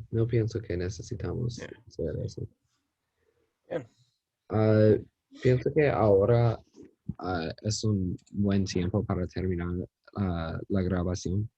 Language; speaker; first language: Spanish; non-native, learner; English